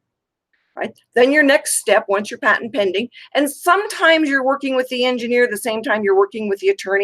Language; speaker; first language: English; native; English